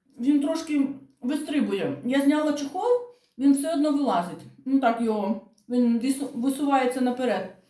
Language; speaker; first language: Ukrainian; non-native, local second language; Russian